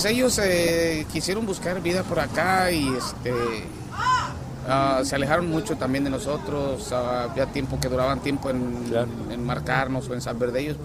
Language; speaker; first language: Spanish; native; Spanish